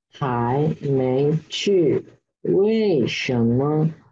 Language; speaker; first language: Chinese; non-native, learner; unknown